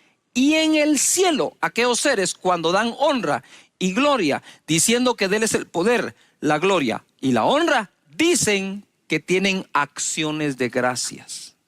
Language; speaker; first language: Spanish; native; Spanish